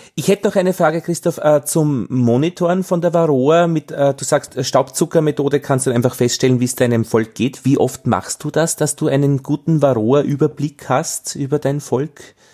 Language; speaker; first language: German; native; German